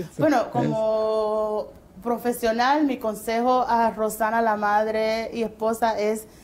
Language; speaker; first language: Spanish; early bilingual, heritage; English